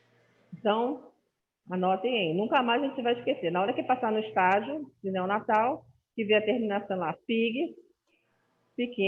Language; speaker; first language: Portuguese; native; Portuguese